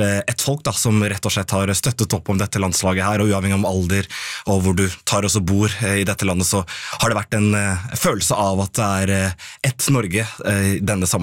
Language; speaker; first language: Norwegian; native; Norwegian